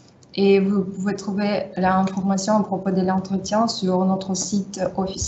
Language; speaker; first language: French; non-native, fluent; Russian